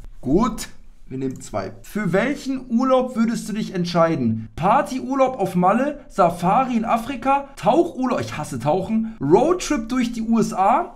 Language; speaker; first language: German; native; German